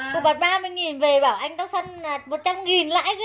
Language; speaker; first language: Vietnamese; native; Vietnamese